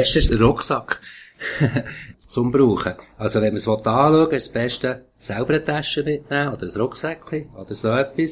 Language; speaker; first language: German; native; German